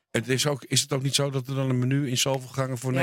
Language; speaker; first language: Dutch; native; Dutch